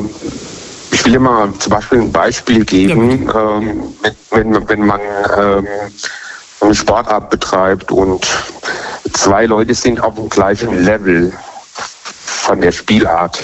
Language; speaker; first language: German; native; German